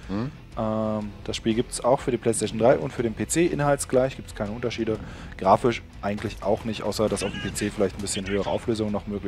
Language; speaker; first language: German; native; German